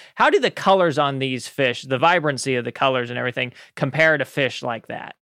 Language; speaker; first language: English; native; English